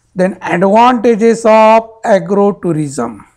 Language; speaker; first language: English; non-native, local second language; Marathi